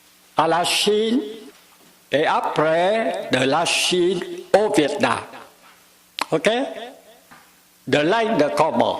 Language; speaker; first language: French; non-native, fluent; Vietnamese